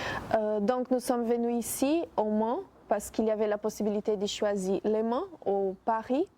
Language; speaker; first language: French; non-native, fluent; Portuguese